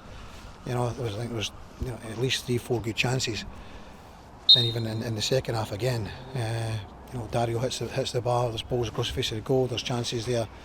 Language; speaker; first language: English; native; English